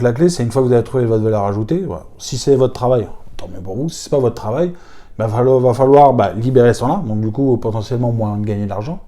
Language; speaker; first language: French; native; French